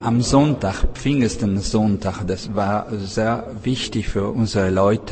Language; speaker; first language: German; non-native, learner; Italian